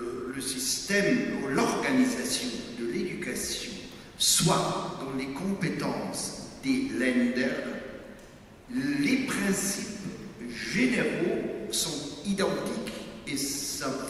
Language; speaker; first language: French; non-native, fluent; German